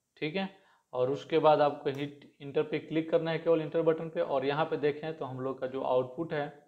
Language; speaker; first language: Hindi; native; Hindi